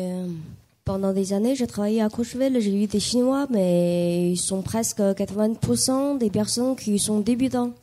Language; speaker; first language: French; non-native, learner; Chinese